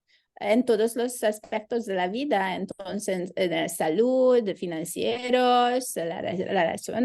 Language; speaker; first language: Spanish; non-native, fluent; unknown